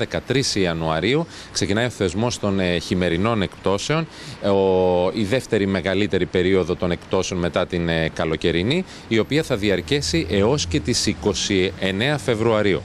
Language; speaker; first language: Greek; native; Greek